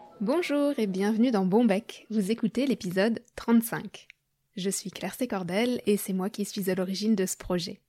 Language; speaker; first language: French; native; French